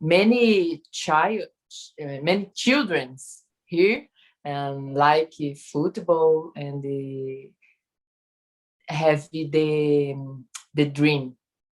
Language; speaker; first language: English; non-native, learner; Portuguese